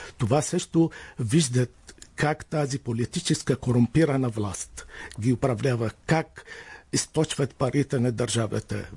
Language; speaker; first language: Bulgarian; non-native, fluent; Arabic